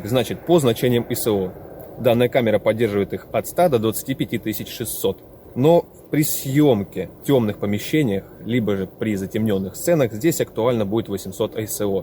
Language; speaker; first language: Russian; native; Russian